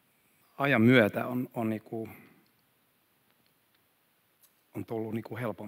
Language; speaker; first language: Finnish; non-native, fluent; Swedish